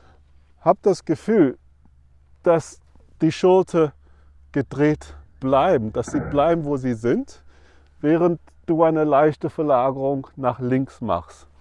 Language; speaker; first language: German; non-native, fluent; English